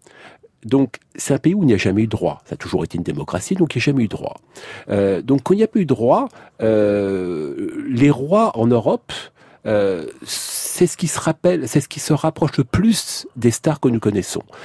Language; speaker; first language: French; native; French